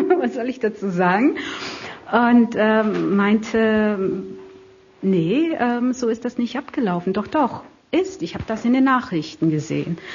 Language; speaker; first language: German; non-native, fluent; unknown